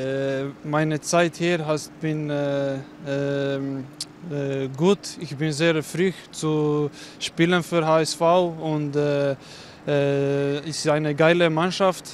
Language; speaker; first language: German; non-native, learner; Bosnian